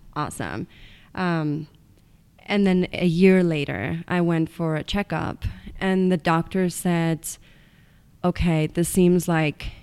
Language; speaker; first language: English; non-native, fluent; Estonian